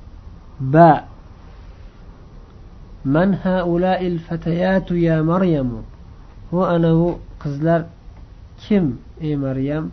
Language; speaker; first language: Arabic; non-native, fluent; Uzbek